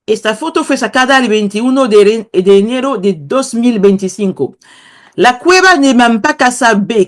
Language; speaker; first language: Spanish; non-native, fluent; Kongo